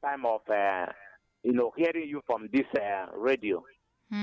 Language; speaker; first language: English; non-native, local second language; Igbo